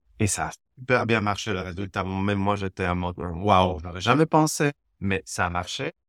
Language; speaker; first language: French; non-native, fluent; Slovak